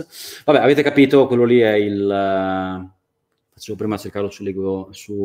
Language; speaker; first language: Italian; native; Italian